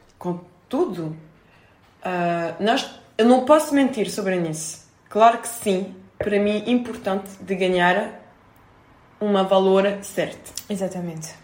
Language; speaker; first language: Portuguese; non-native, fluent; French